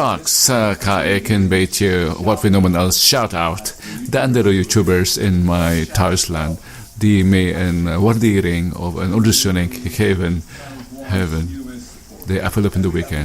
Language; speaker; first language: Dutch; non-native, fluent; Filipino